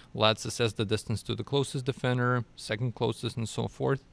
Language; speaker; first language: English; non-native, fluent; Russian